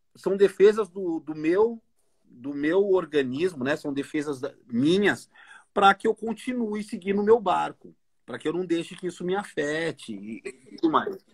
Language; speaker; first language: Portuguese; native; Portuguese